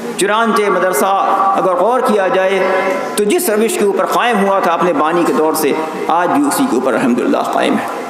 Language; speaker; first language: Urdu; native; Urdu